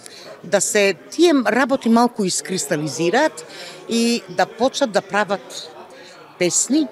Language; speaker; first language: Macedonian; native; Macedonian